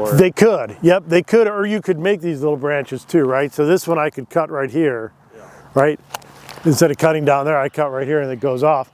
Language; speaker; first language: English; native; English